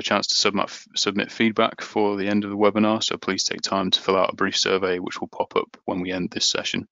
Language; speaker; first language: English; native; English